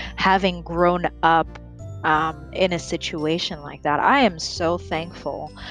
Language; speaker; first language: English; early bilingual, other home language; Rundi